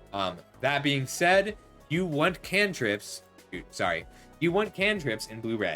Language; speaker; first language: English; native; English